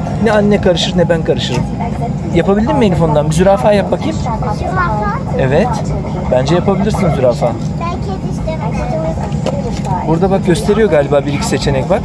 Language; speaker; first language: Turkish; native; Turkish